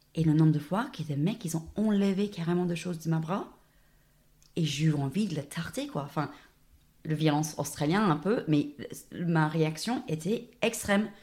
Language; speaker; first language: French; non-native, fluent; English